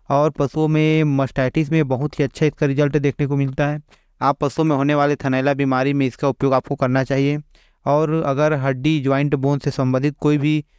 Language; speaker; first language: Hindi; native; Hindi